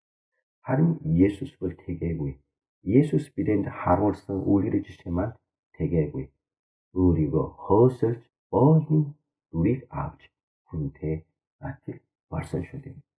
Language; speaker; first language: Mongolian; non-native, fluent; Korean